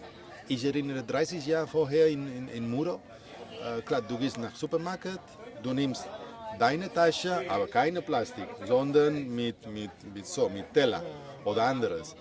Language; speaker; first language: German; non-native, learner; Spanish